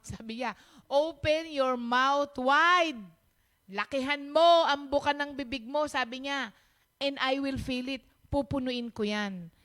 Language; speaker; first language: Filipino; non-native, local second language; Pampanga